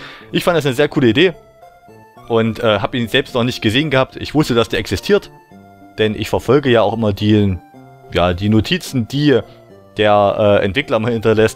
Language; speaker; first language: German; native; German